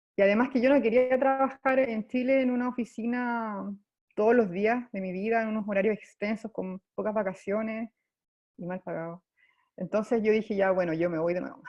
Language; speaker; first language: Spanish; native; Spanish